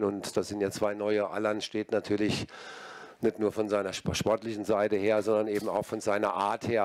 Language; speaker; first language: German; native; German